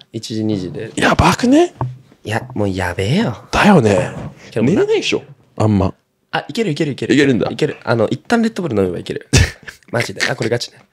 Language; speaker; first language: Japanese; native; Japanese